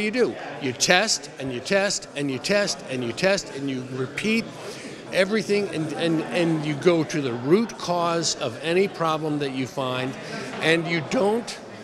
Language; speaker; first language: English; native; English